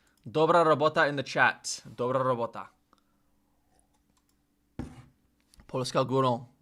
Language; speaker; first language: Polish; non-native, learner; English